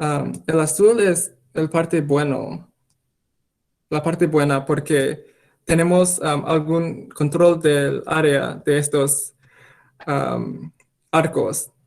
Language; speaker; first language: Spanish; non-native, fluent; English